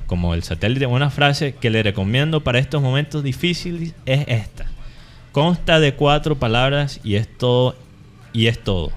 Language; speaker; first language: Spanish; non-native, fluent; English